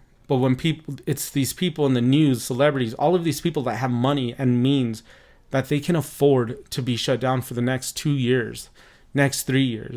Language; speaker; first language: English; native; English